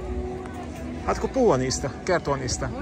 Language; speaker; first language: Finnish; native; Finnish